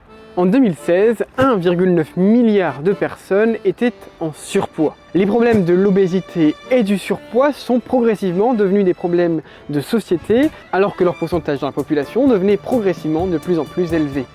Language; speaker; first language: French; native; French